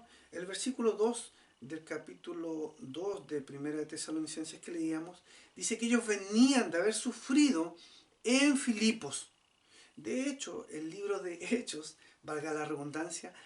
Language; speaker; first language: Spanish; native; Spanish